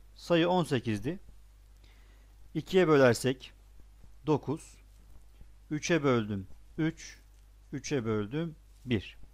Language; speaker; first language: Turkish; native; Turkish